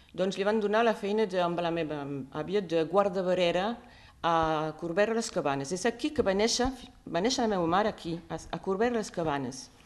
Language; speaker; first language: Catalan; non-native, local second language; French